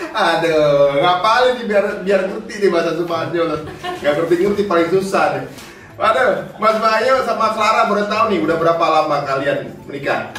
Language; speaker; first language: Indonesian; native; Indonesian